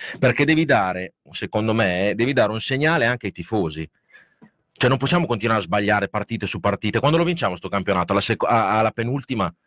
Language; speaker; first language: Italian; non-native, fluent; Spanish